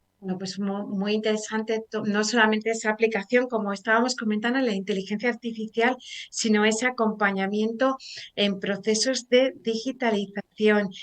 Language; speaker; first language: Spanish; native; Spanish